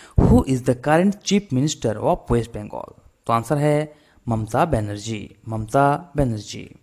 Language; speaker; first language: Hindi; non-native, local second language; Bangla